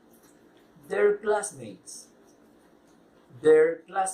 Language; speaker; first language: English; non-native, fluent; Spanish